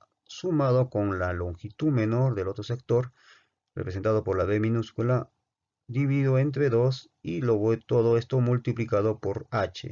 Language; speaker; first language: Spanish; native; Spanish